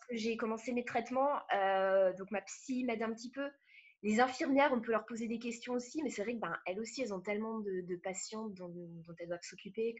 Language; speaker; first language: French; native; French